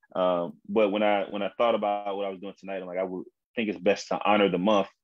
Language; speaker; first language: English; native; English